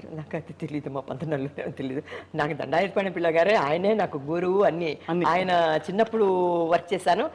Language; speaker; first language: Telugu; native; Telugu